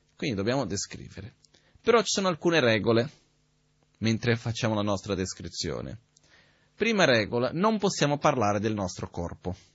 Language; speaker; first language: Italian; native; Italian